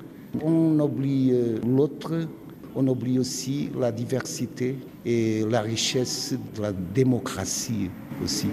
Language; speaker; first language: French; non-native, fluent; Portuguese